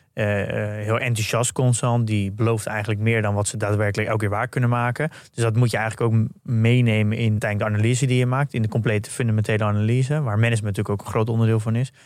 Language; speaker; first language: Dutch; native; Dutch